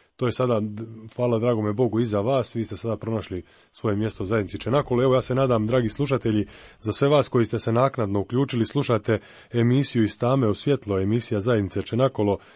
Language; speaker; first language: Croatian; native; Croatian